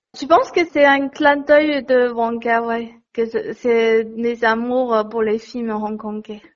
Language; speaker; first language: French; non-native, learner; Chinese